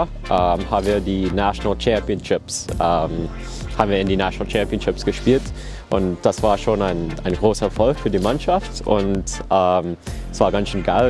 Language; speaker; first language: German; early bilingual, heritage; German